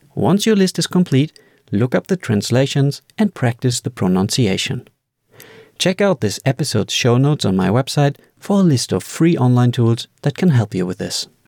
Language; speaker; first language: English; non-native, fluent; German